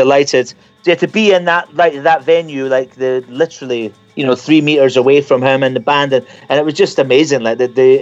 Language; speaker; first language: English; native; English